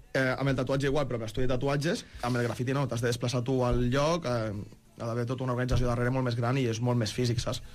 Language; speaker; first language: Catalan; native; Catalan